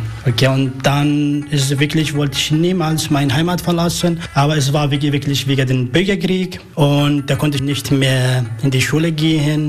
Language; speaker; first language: German; non-native, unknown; Arabic